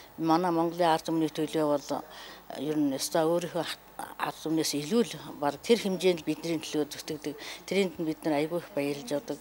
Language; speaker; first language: Mongolian; native; Mongolian